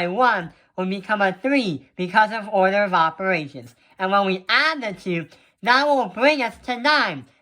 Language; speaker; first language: English; native; English